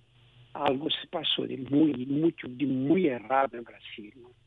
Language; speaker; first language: Spanish; non-native, local second language; Portuguese